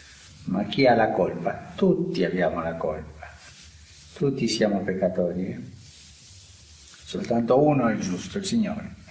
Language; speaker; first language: Italian; non-native, fluent; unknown